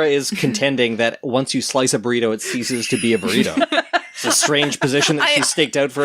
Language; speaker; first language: English; native; English